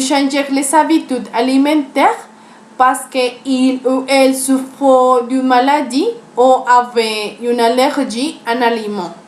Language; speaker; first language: French; non-native, learner; Spanish